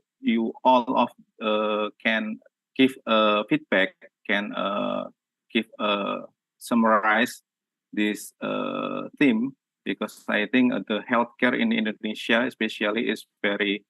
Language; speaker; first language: English; non-native, learner; Indonesian